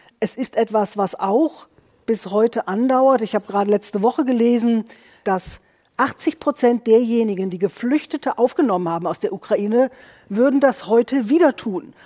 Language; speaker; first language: German; native; German